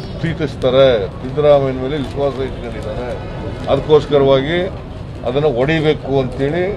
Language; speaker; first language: Kannada; native; Kannada